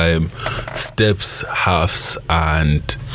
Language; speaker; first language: English; non-native, local second language; Yoruba